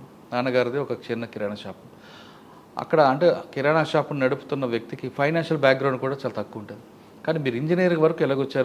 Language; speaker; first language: Telugu; native; Telugu